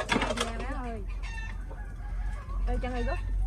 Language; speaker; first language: Vietnamese; native; Vietnamese